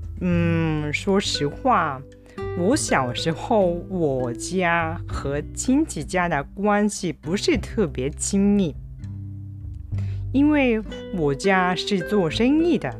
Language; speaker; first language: Chinese; non-native, fluent; Japanese